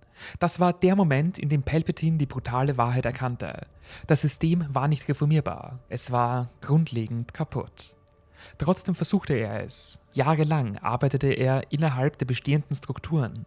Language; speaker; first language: German; native; German